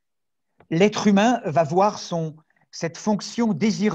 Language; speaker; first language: French; native; French